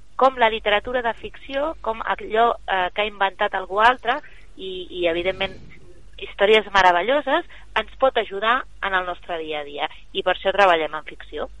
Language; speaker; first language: Catalan; native; Catalan